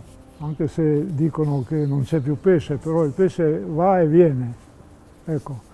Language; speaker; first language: Italian; non-native, local second language; Slovenian